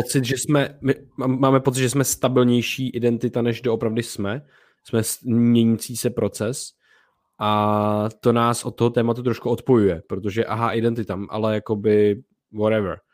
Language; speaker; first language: Czech; native; Czech